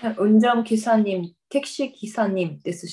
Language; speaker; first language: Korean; early bilingual, heritage; Korean